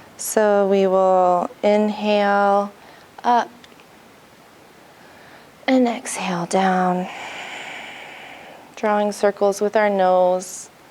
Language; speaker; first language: English; native; English